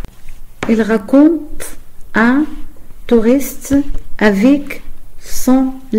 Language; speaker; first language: French; non-native, learner; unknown